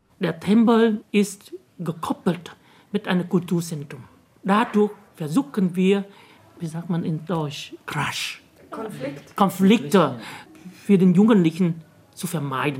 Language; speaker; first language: German; non-native, fluent; Vietnamese